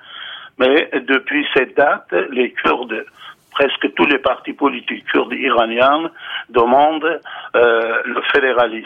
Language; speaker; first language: French; non-native, fluent; Kurdish